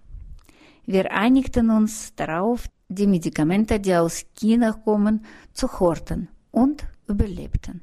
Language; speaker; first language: German; non-native, fluent; Russian